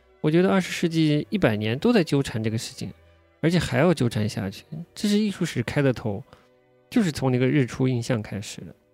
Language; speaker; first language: Chinese; native; Chinese